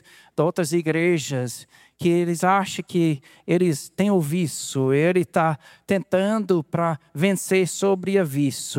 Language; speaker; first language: Portuguese; non-native, fluent; English